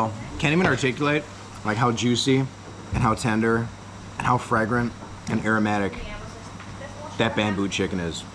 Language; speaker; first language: English; native; English